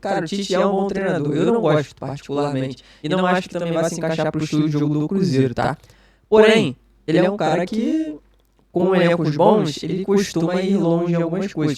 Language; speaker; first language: Portuguese; native; Portuguese